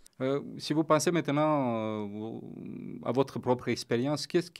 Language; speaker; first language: French; non-native, fluent; Romanian